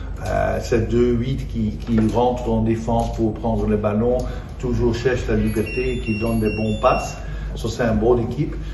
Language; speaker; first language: French; non-native, fluent; Dutch